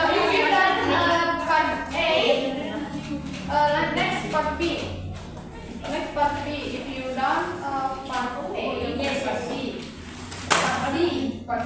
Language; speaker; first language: English; non-native, learner; Indonesian